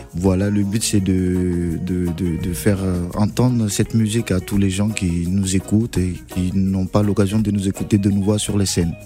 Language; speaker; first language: French; non-native, local second language; Dyula